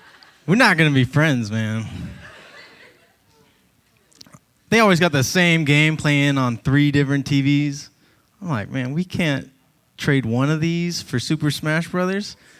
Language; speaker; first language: English; native; English